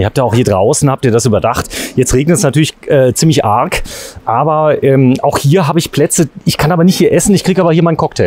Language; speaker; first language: German; native; German